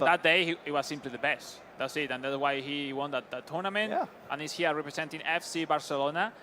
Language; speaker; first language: English; non-native, fluent; Spanish